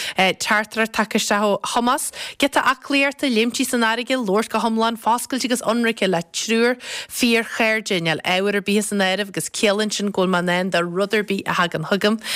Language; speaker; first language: Irish; native; Irish